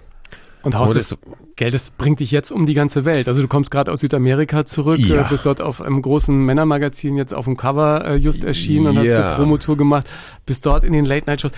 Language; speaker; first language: German; native; German